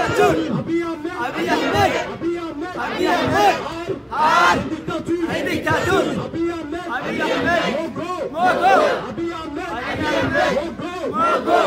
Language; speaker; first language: Norwegian; non-native, learner; Oromo